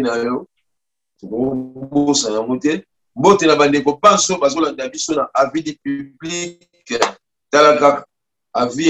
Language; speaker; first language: French; non-native, local second language; Lingala